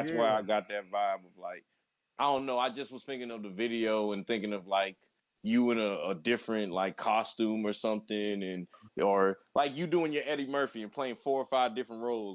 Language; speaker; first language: English; native; English